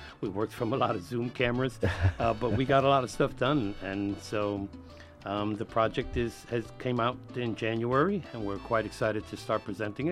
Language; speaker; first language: English; early bilingual, other home language; Spanish